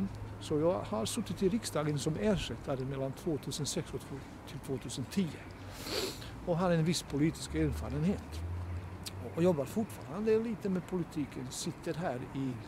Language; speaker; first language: Swedish; non-native, fluent; Bosnian